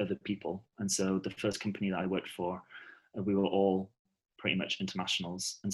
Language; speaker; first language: English; native; English